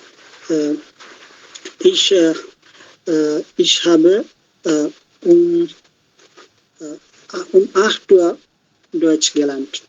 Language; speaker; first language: German; non-native, learner; Bangla